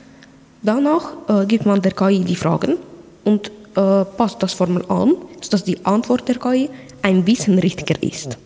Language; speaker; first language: German; non-native, local second language; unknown